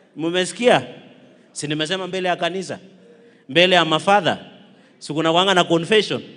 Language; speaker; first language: Swahili; non-native, local second language; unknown